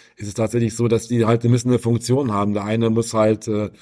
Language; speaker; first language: German; native; German